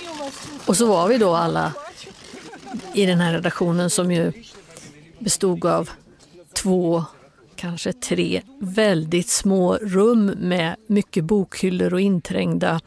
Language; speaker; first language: Swedish; native; Swedish